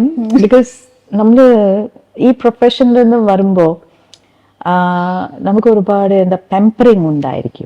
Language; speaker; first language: Malayalam; non-native, fluent; Tamil